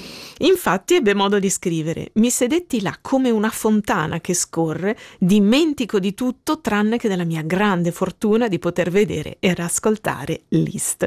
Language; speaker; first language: Italian; native; Italian